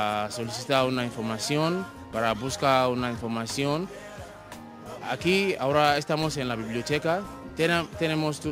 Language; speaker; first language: Spanish; non-native, fluent; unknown